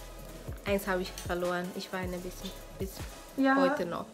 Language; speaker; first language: German; native; German